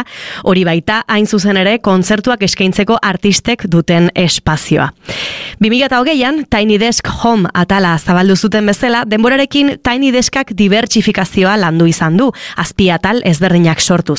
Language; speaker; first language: Basque; native; Basque